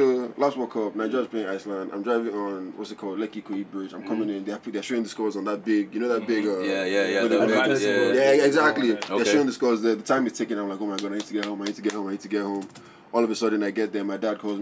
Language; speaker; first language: English; non-native, local second language; Yoruba